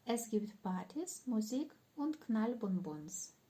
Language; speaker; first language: German; non-native, fluent; Ukrainian